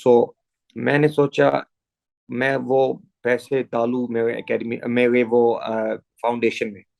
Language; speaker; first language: Hindi; early bilingual, heritage; English